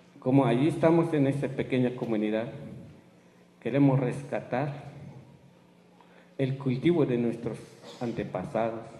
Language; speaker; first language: Spanish; non-native, local second language; Tzotzil